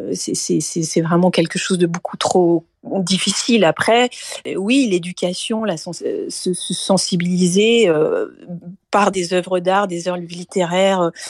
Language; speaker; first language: French; native; French